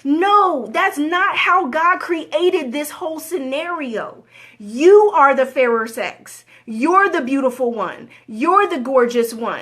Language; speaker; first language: English; native; English